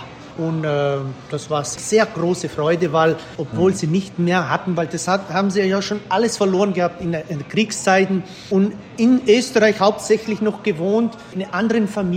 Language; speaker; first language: German; early bilingual, heritage; German